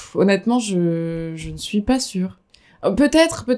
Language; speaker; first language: French; native; French